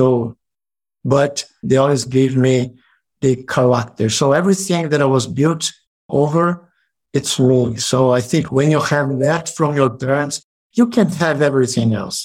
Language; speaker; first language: English; non-native, fluent; Portuguese